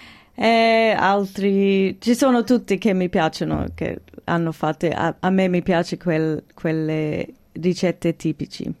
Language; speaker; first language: Italian; early bilingual, heritage; English